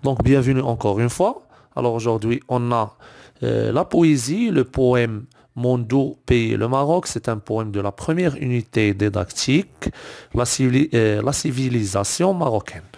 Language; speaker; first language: French; non-native, local second language; Arabic